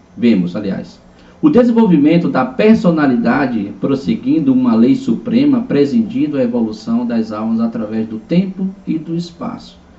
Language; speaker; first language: Portuguese; native; Portuguese